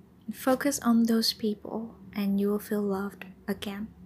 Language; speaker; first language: English; non-native, fluent; Vietnamese